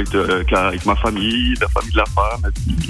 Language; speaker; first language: French; native; French